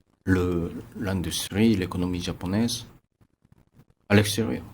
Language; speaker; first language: French; non-native, fluent; Japanese